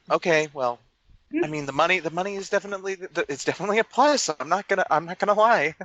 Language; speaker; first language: English; native; English